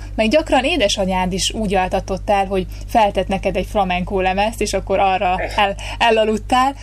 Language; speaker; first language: Hungarian; native; Hungarian